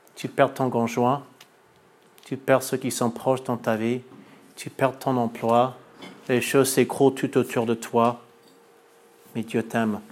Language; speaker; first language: French; non-native, fluent; English